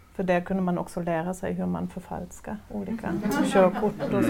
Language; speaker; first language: Swedish; non-native, fluent; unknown